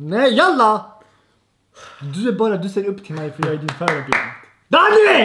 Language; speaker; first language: Swedish; native; Swedish